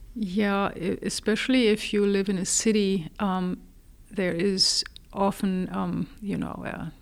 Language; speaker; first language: English; non-native, fluent; German